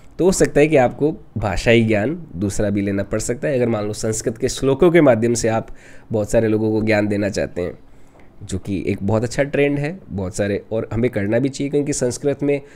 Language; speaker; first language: Hindi; non-native, local second language; Rajasthani